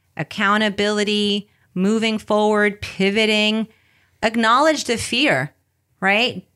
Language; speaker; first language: English; early bilingual, other home language; Spanish